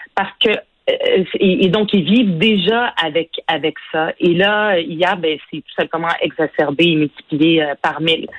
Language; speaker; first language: French; non-native, local second language; Arabic